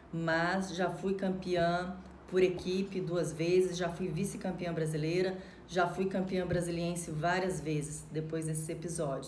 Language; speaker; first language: Portuguese; native; Portuguese